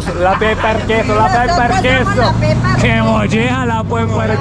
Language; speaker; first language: Spanish; non-native, learner; Japanese